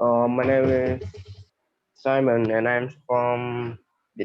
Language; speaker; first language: English; non-native, learner; Vietnamese